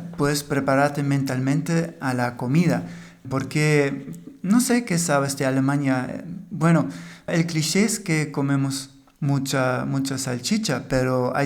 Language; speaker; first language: Spanish; non-native, fluent; German